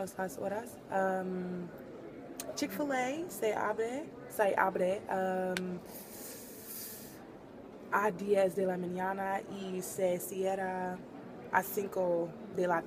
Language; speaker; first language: Spanish; non-native, learner; English